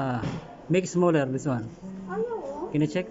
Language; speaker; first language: English; non-native, learner; Filipino